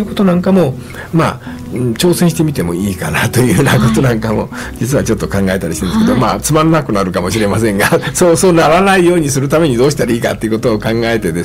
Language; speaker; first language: Japanese; native; Japanese